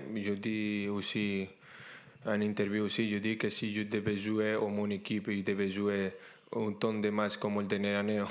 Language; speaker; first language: French; non-native, fluent; Spanish